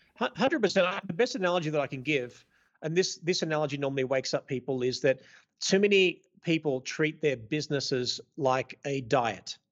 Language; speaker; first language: English; native; English